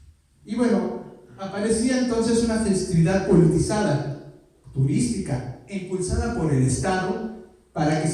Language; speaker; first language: Spanish; native; Spanish